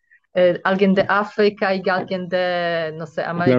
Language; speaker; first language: Spanish; non-native, fluent; Polish